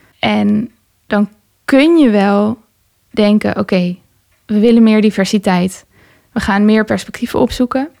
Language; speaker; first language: Dutch; native; Dutch